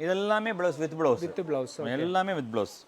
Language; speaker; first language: Malayalam; non-native, local second language; Tamil